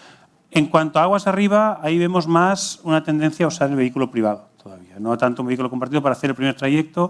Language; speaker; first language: Spanish; native; Spanish